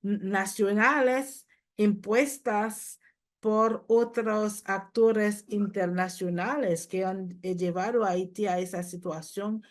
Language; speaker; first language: Spanish; non-native, fluent; Haitian Creole